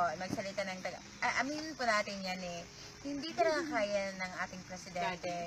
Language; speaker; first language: Filipino; non-native, local second language; Cebuano